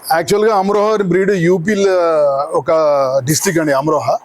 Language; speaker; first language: Telugu; native; Telugu